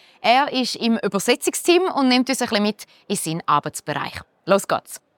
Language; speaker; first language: German; native; German